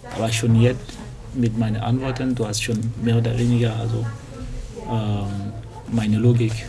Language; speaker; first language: German; early bilingual, other home language; French